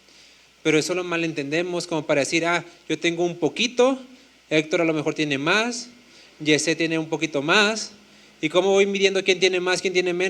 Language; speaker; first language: Spanish; native; Spanish